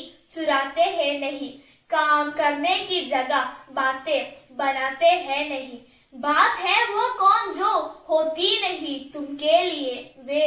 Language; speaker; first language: Hindi; non-native, local second language; Malayalam